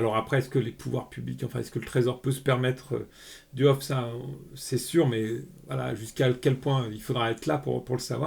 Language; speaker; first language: French; native; French